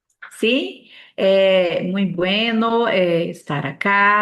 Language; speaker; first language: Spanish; non-native, learner; Portuguese